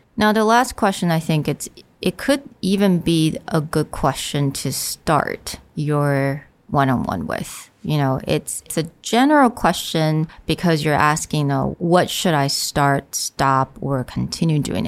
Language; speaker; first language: English; non-native, fluent; Chinese